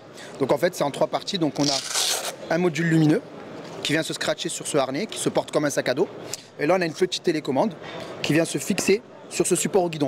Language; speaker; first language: French; native; French